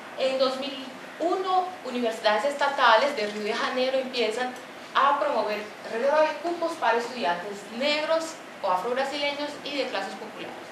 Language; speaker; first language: Spanish; non-native, fluent; Portuguese